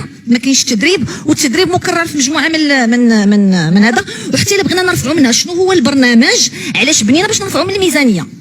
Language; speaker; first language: Arabic; native; Arabic